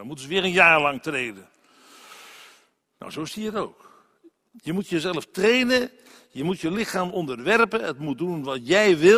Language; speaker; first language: Dutch; native; Dutch